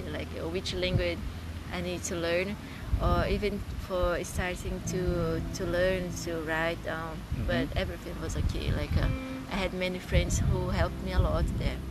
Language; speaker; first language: English; non-native, learner; Portuguese